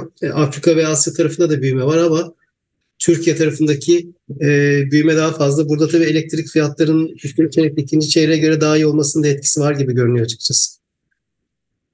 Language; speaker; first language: Turkish; native; Turkish